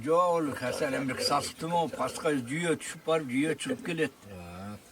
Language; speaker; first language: Turkish; non-native, learner; Kyrgyz